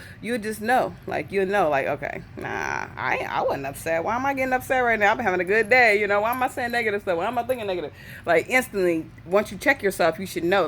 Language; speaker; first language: English; native; English